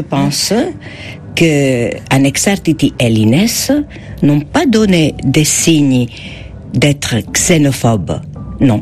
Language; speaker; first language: French; non-native, fluent; Greek